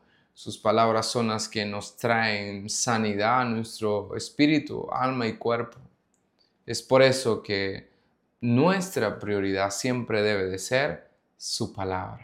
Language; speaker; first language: Spanish; native; Spanish